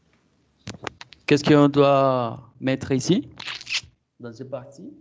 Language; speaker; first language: French; non-native, fluent; Spanish